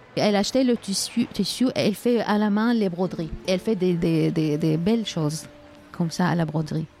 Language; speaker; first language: French; non-native, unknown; Arabic